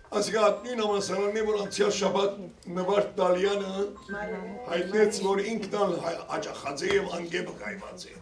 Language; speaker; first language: Armenian; early bilingual, heritage; Armenian